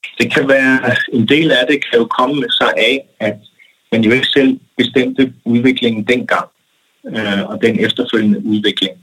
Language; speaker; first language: Danish; non-native, local second language; Kalaallisut